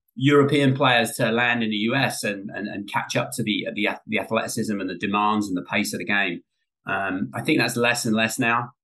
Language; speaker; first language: English; native; English